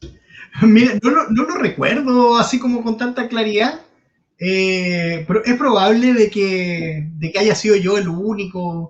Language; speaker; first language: Spanish; native; Spanish